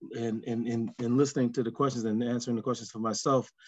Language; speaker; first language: English; native; English